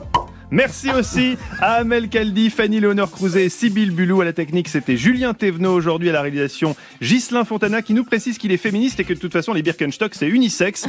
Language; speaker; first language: French; native; French